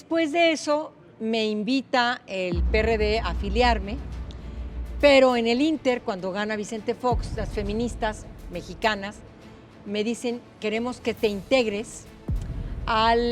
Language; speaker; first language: Spanish; native; Spanish